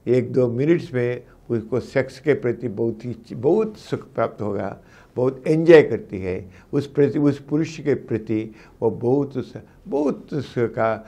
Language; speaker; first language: Hindi; non-native, local second language; Telugu